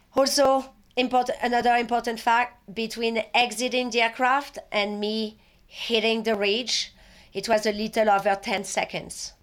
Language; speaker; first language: English; non-native, fluent; French